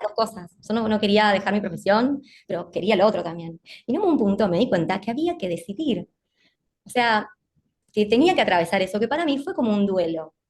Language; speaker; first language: Spanish; native; Spanish